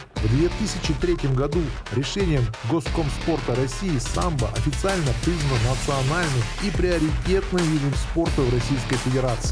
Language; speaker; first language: Russian; native; Russian